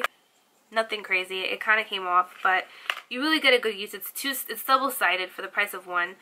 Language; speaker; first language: English; native; English